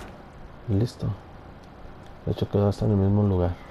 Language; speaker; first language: Spanish; native; Spanish